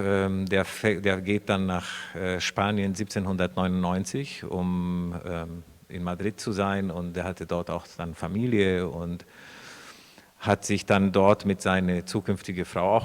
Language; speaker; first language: German; non-native, fluent; Spanish